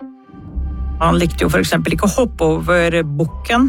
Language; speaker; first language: Norwegian; native; Norwegian